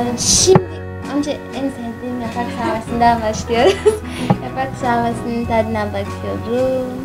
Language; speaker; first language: Turkish; non-native, fluent; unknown